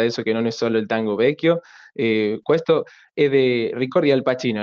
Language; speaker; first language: Italian; non-native, learner; Spanish